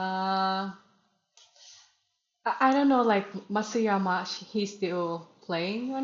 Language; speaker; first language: English; non-native, learner; Thai